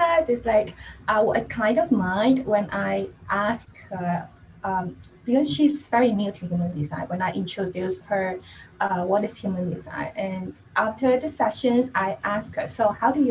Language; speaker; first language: English; non-native, local second language; Cantonese